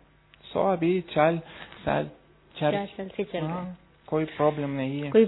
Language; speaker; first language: Hindi; non-native, learner; Russian